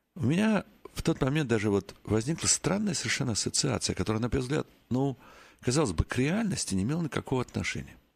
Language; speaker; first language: Russian; native; Russian